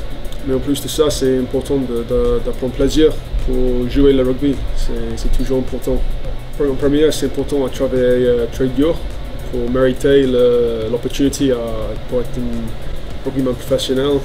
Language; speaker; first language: French; non-native, fluent; English